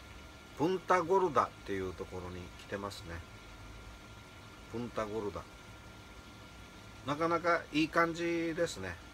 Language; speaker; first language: Japanese; native; Japanese